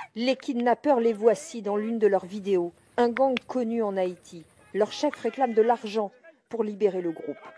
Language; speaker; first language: French; native; French